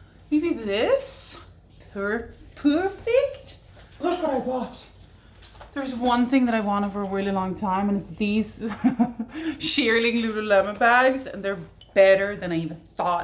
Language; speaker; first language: English; non-native, fluent; Swedish